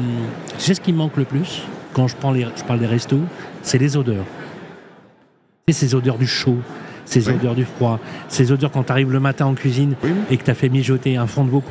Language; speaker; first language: French; native; French